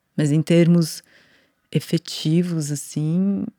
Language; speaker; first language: Portuguese; native; Portuguese